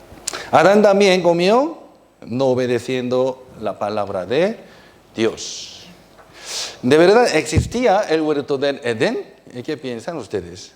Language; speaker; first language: Spanish; non-native, fluent; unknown